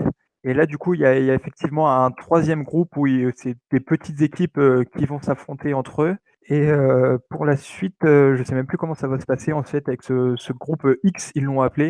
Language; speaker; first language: French; native; French